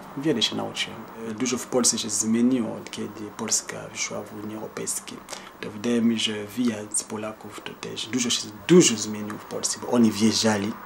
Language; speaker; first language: Polish; non-native, fluent; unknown